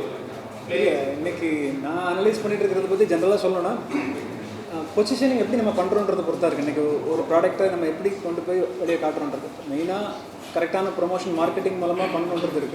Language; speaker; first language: Tamil; native; Tamil